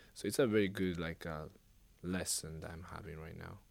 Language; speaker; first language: English; non-native, fluent; Japanese